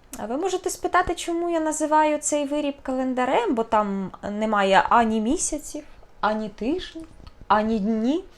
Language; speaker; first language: Ukrainian; non-native, local second language; Russian